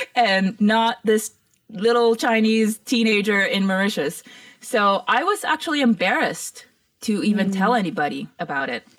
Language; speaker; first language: English; early bilingual, other home language; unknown